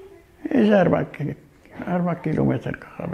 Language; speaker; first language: Hebrew; early bilingual, other home language; Arabic